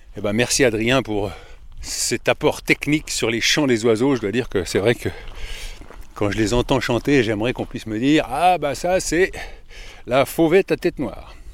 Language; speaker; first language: French; native; French